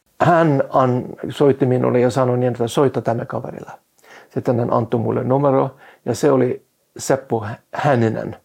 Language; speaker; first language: Finnish; non-native, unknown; Norwegian